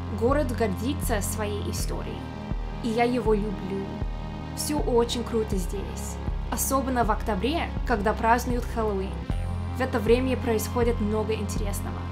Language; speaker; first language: Russian; non-native, learner; English